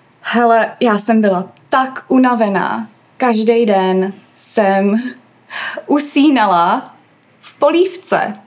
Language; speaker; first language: Czech; early bilingual, other home language; English